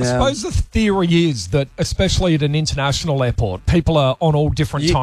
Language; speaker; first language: English; native; English